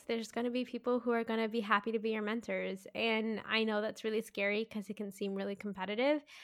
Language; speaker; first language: English; native; English